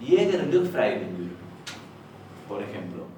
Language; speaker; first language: Icelandic; non-native, learner; Spanish